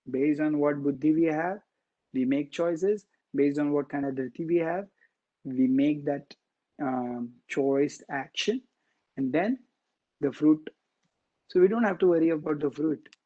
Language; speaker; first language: English; non-native, local second language; Marathi